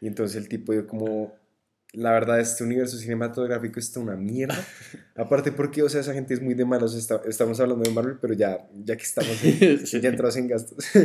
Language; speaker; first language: Spanish; native; Spanish